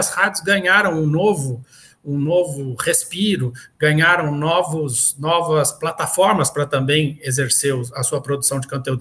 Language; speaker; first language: Portuguese; native; Portuguese